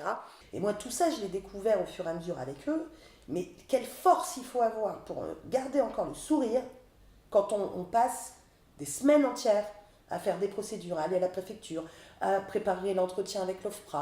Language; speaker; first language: French; native; French